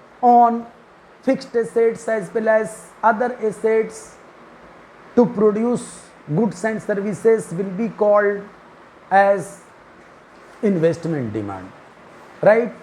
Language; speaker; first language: English; non-native, local second language; Hindi